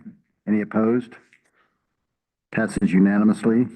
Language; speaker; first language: English; native; English